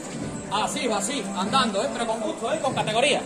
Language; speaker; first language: Spanish; native; Spanish